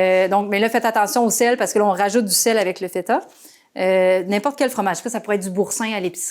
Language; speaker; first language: French; native; French